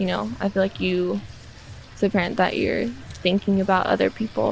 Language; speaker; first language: English; native; English